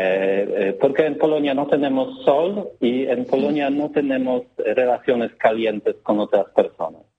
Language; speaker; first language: Spanish; non-native, learner; Polish